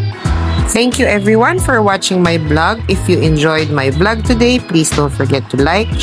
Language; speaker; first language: English; non-native, local second language; Filipino